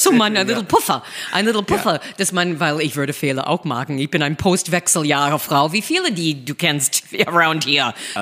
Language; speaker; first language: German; non-native, fluent; English